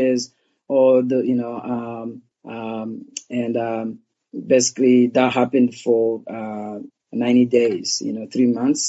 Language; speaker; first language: English; non-native, local second language; Kinyarwanda